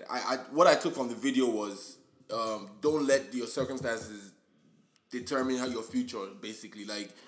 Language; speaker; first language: English; non-native, local second language; Yoruba